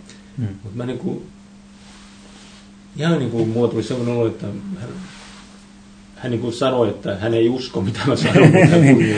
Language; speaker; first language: Finnish; native; Finnish